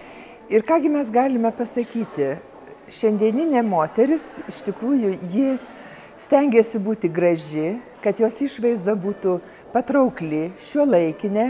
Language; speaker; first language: Lithuanian; native; Lithuanian